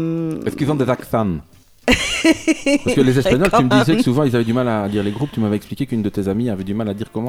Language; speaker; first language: French; native; French